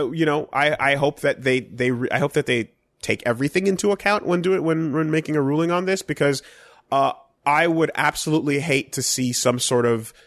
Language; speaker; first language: English; native; English